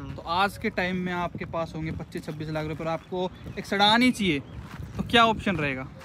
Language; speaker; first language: Hindi; native; Hindi